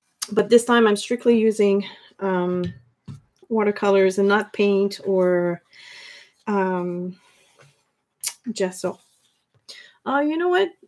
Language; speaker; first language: English; non-native, fluent; French